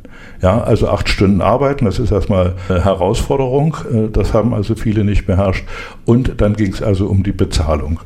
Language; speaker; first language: German; native; German